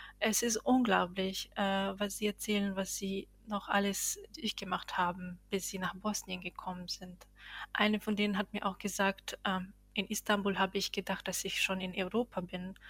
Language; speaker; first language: German; non-native, fluent; Bosnian